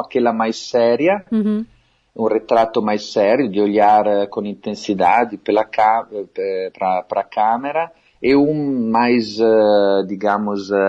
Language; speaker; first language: Portuguese; non-native, fluent; Italian